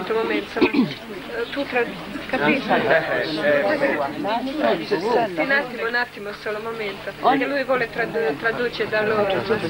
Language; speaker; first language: Italian; non-native, learner; Croatian